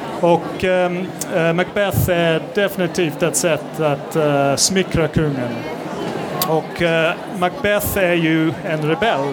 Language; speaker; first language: Swedish; non-native, fluent; English